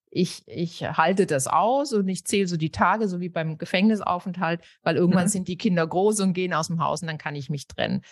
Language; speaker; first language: German; native; German